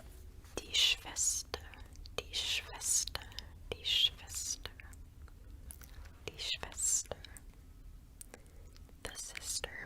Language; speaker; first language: German; non-native, learner; English